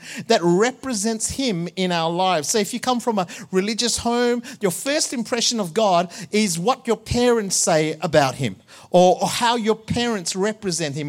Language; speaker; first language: English; early bilingual, other home language; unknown